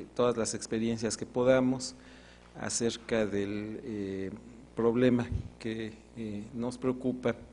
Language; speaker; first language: Spanish; native; Spanish